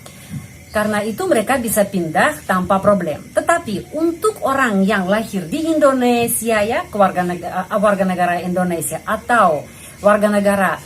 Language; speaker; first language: Indonesian; non-native, fluent; Russian